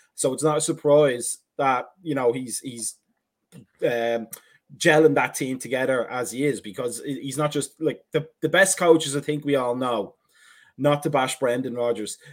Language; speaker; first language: English; native; English